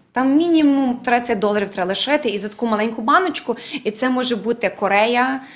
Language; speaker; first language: Ukrainian; native; Ukrainian